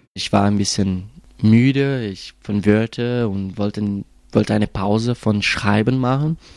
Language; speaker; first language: German; non-native, fluent; Portuguese